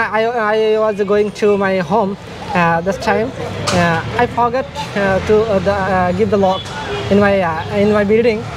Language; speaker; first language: English; non-native, learner; Bangla